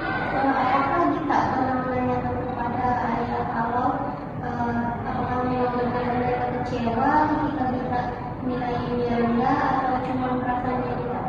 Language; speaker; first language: Indonesian; native; Indonesian